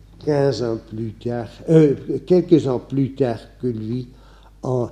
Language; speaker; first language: French; non-native, fluent; Dutch